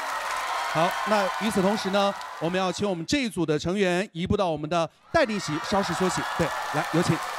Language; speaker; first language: Chinese; native; Chinese